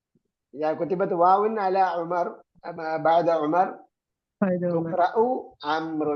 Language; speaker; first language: Arabic; non-native, fluent; Malayalam